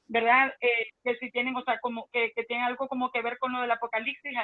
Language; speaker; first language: Spanish; native; Spanish